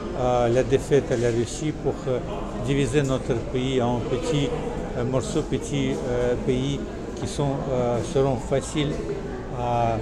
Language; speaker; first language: French; non-native, fluent; Russian